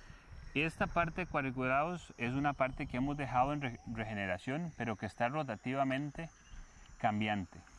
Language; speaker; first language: Spanish; native; Spanish